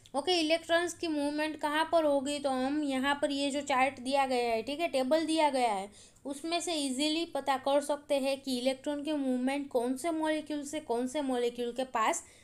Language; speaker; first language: Hindi; non-native, local second language; Gujarati